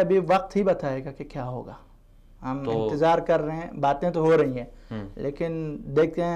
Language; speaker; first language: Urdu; non-native, fluent; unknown